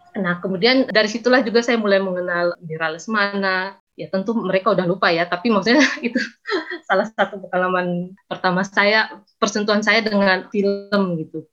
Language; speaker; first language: Indonesian; native; Indonesian